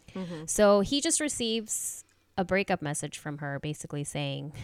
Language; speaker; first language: English; non-native, local second language; Hindi